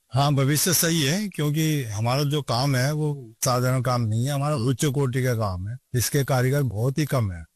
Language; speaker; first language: Hindi; native; Hindi